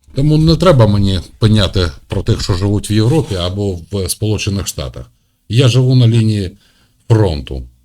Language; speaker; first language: Ukrainian; non-native, local second language; Russian